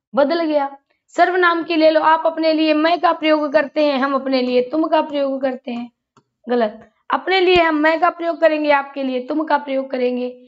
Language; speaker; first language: Hindi; native; Hindi